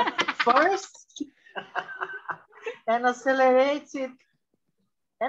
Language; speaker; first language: English; non-native, learner; Portuguese